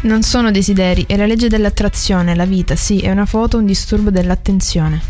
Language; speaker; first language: Italian; native; Italian